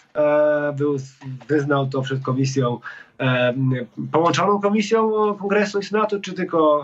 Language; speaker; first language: Polish; native; Polish